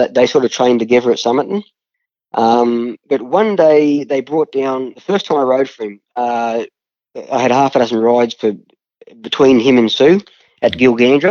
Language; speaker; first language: English; native; English